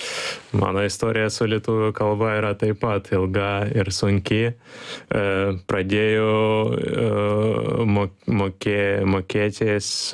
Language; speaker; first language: Lithuanian; non-native, learner; Ukrainian